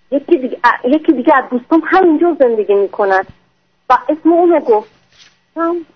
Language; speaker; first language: Persian; non-native, fluent; French